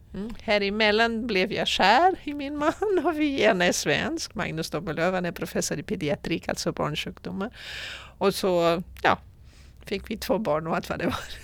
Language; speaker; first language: Swedish; non-native, fluent; Portuguese